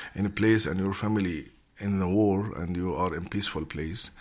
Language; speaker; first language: English; non-native, learner; Arabic